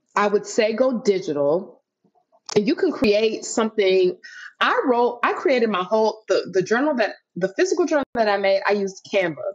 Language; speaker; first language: English; native; English